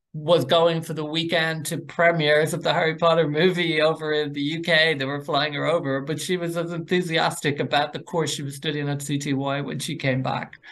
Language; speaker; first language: English; native; English